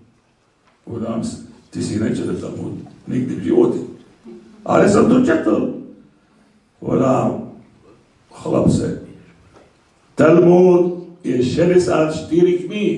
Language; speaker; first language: Slovak; non-native, fluent; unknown